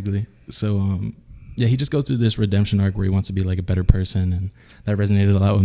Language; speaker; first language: English; native; English